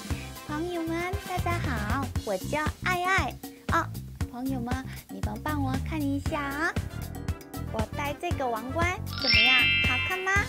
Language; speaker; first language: Chinese; non-native, fluent; Korean